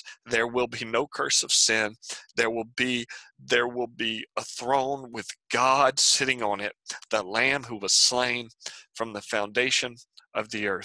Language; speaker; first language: English; native; English